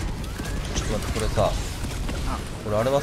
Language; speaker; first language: Japanese; native; Japanese